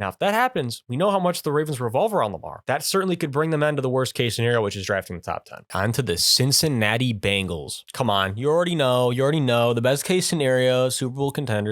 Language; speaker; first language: English; native; English